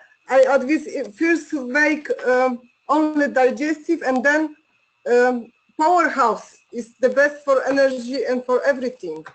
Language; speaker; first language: English; non-native, learner; Polish